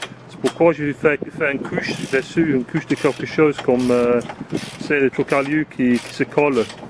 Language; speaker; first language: French; non-native, fluent; English